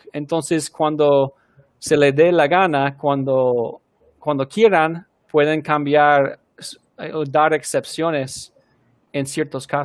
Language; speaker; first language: Spanish; non-native, fluent; English